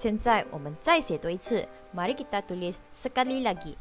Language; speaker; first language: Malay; non-native, local second language; Chinese